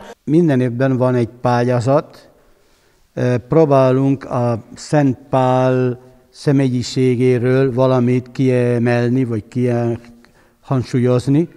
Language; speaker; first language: Hungarian; non-native, fluent; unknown